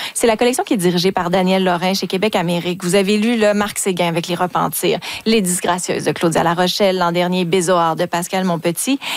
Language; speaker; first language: French; native; French